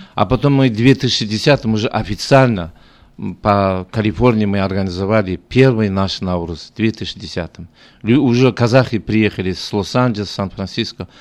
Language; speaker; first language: Russian; non-native, local second language; Kazakh